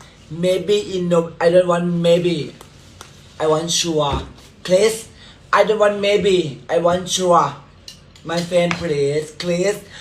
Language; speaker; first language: English; non-native, learner; Thai